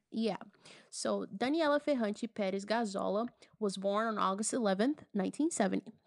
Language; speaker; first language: English; non-native, fluent; Portuguese